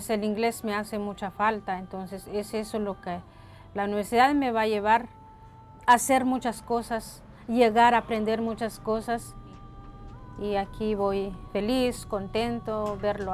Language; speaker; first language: Spanish; non-native, local second language; Kʼicheʼ